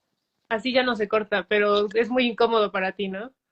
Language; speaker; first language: Spanish; native; Spanish